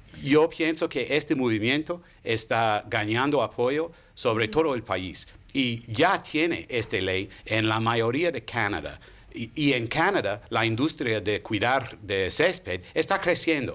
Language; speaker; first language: Spanish; non-native, fluent; English